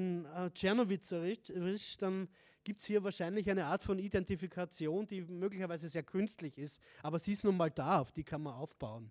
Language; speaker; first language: German; native; German